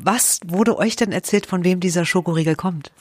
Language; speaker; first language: German; native; German